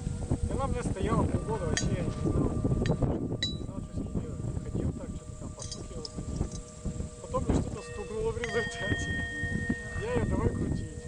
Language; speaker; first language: Russian; native; Russian